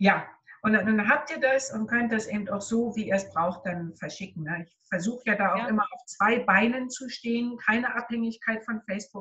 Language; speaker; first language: German; native; German